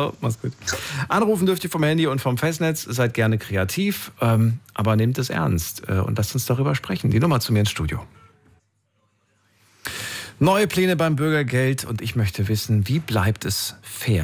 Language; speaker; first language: German; native; German